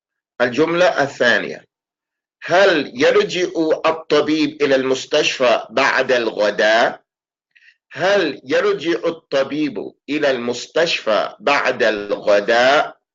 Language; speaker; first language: Arabic; non-native, fluent; English